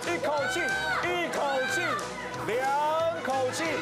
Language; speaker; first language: Chinese; native; Chinese